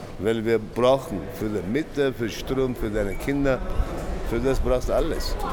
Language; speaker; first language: German; native; German